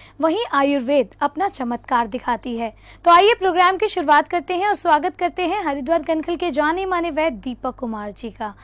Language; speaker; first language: Hindi; native; Hindi